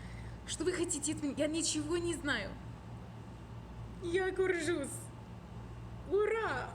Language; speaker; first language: Russian; non-native, fluent; English